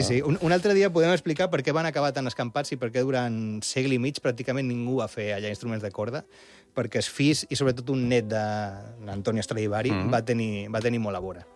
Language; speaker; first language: Catalan; native; Catalan